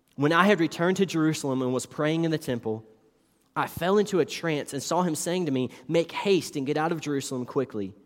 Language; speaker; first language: English; native; English